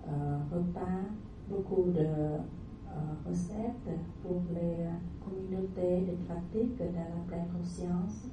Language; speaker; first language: French; non-native, learner; Vietnamese